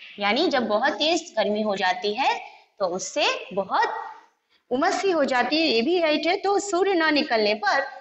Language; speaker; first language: Hindi; non-native, local second language; Gujarati